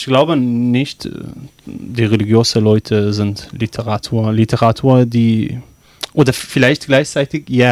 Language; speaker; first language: German; non-native, learner; Arabic